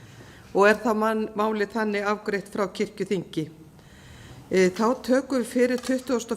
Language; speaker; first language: Icelandic; native; Icelandic